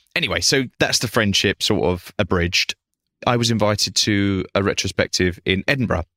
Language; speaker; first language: English; native; English